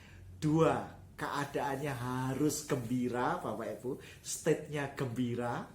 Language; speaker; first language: Indonesian; native; Indonesian